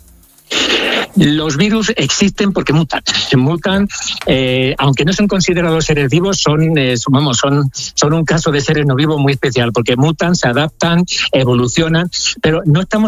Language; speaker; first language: Spanish; native; Spanish